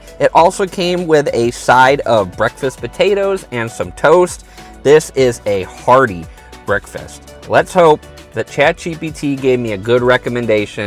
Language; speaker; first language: English; native; English